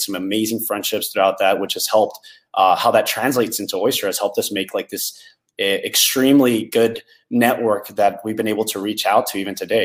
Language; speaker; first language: English; native; English